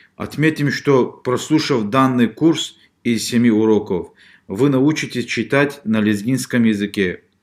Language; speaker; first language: Russian; non-native, local second language; Lezghian